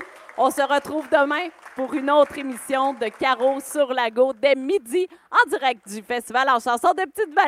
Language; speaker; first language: French; native; French